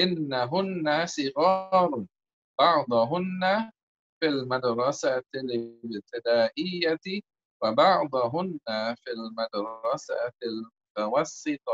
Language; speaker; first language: Arabic; non-native, fluent; English